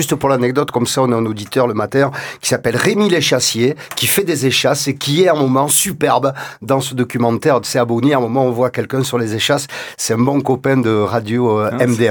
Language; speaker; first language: French; native; French